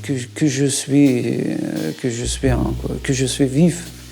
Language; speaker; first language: French; non-native, learner; Russian